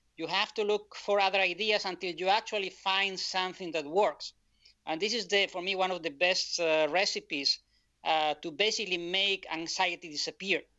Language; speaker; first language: English; non-native, fluent; Spanish